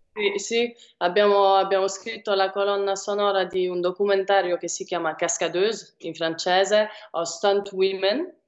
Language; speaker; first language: Italian; native; Italian